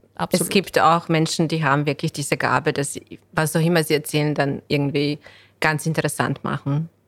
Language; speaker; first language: German; non-native, fluent; Bosnian